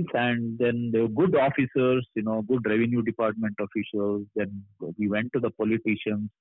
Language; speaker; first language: English; non-native, local second language; Kannada